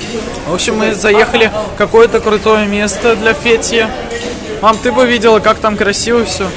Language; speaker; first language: Russian; native; Russian